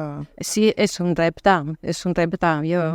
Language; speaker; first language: Catalan; non-native, fluent; French